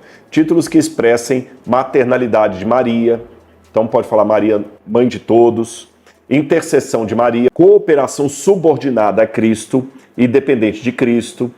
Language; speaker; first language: Portuguese; native; Portuguese